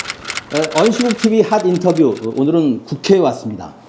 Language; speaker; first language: Korean; native; Korean